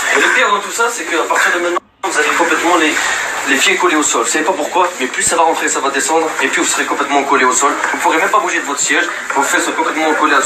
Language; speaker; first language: French; native; French